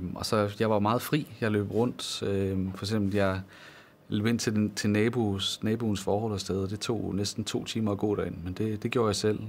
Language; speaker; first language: Danish; native; Danish